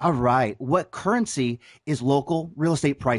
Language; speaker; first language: English; native; English